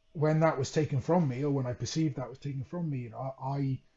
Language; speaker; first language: English; native; English